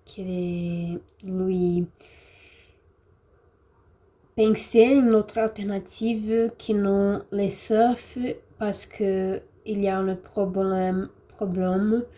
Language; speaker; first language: French; non-native, learner; Portuguese